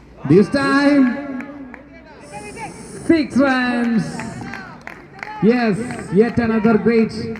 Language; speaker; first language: English; non-native, local second language; Malayalam